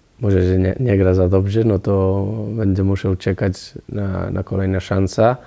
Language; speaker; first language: Polish; non-native, learner; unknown